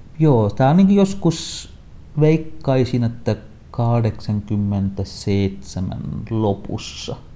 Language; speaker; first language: Finnish; non-native, fluent; Tamil